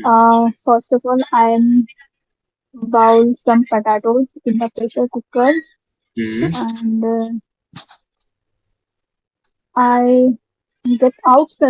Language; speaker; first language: English; non-native, learner; Hindi